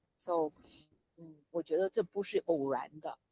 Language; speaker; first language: Chinese; early bilingual, heritage; English